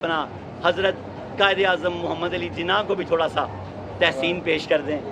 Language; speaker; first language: Urdu; non-native, local second language; Punjabi